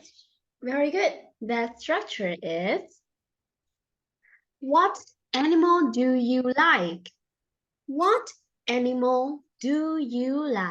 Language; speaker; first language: English; non-native, fluent; Vietnamese